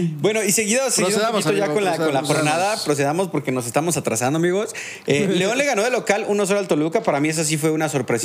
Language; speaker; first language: Spanish; native; Spanish